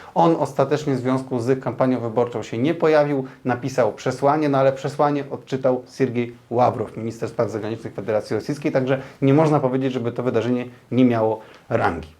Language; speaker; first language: Polish; native; Polish